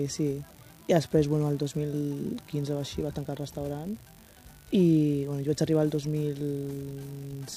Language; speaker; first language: Catalan; early bilingual, other home language; Wolof